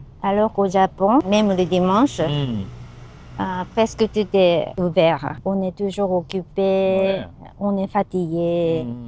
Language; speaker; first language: French; non-native, learner; Japanese